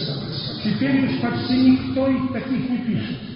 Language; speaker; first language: Russian; non-native, fluent; Polish